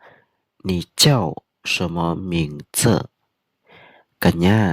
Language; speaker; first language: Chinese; non-native, fluent; Khmer